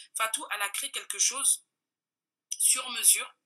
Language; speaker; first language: French; non-native, local second language; Bambara